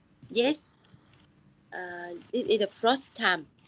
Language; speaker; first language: English; non-native, learner; Vietnamese